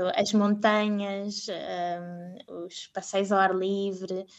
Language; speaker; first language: Portuguese; native; Portuguese